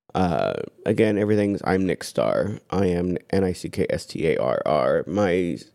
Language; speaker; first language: English; native; English